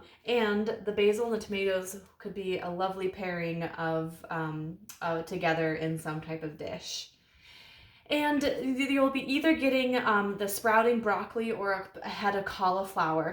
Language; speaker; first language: English; native; English